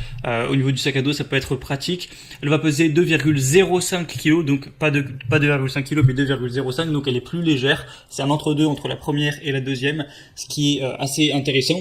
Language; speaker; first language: French; native; French